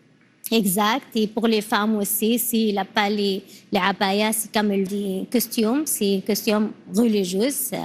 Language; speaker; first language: French; non-native, learner; Arabic